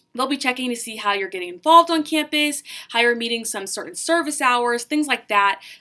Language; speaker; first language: English; native; English